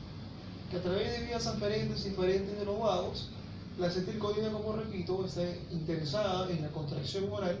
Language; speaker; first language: Spanish; native; Spanish